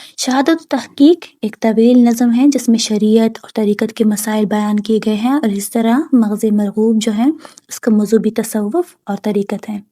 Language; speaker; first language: Urdu; native; Urdu